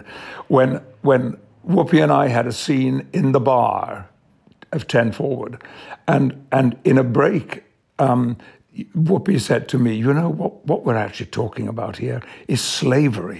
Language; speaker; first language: English; native; English